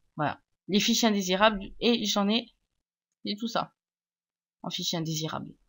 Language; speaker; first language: French; native; French